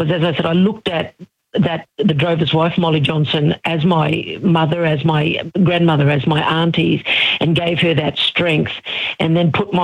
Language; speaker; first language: English; native; English